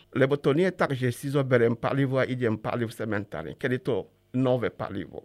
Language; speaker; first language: Slovak; non-native, fluent; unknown